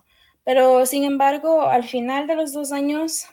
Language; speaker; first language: Spanish; early bilingual, heritage; Spanish